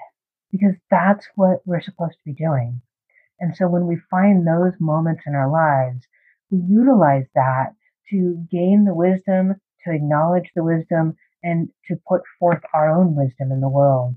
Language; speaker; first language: English; native; English